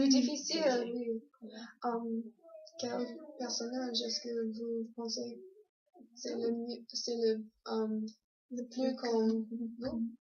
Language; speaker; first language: French; non-native, learner; English